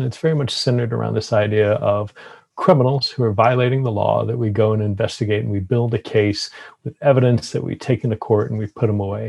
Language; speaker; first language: English; native; English